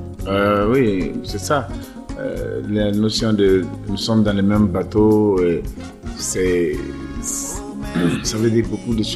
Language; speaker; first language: French; non-native, local second language; Bambara